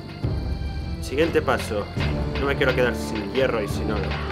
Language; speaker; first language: Spanish; native; Spanish